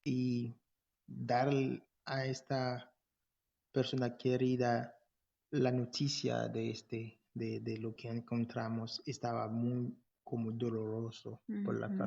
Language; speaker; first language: Spanish; non-native, fluent; English